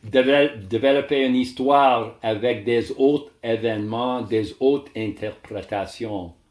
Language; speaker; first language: French; non-native, learner; English